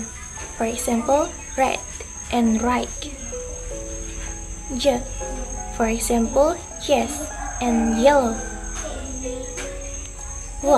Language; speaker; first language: English; non-native, learner; Indonesian